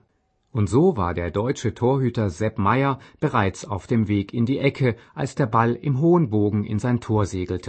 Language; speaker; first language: German; native; German